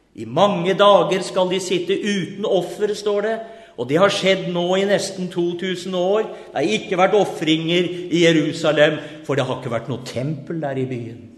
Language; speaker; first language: Norwegian; native; Norwegian